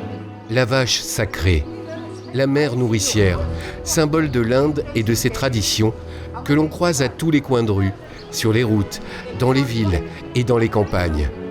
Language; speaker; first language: French; native; French